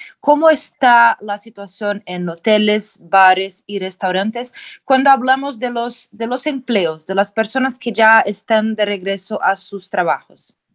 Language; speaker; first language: Spanish; non-native, fluent; Portuguese